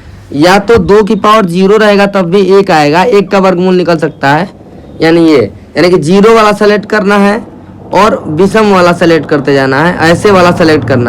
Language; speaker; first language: Hindi; native; Hindi